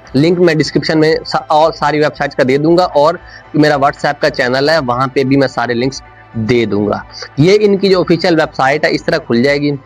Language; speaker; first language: Urdu; non-native, local second language; Punjabi